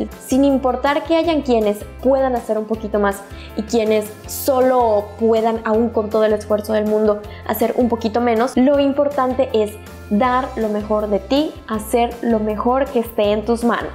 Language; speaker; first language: Spanish; native; Spanish